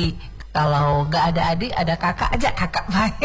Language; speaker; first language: Indonesian; native; Indonesian